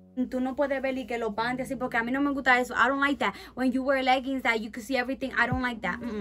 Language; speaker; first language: English; early bilingual, other home language; Spanish